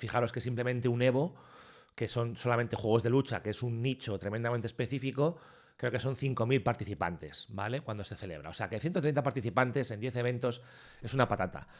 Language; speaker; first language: Spanish; native; Spanish